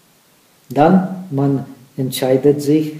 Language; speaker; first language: German; non-native, fluent; Czech